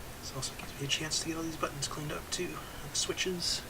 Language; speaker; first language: English; native; English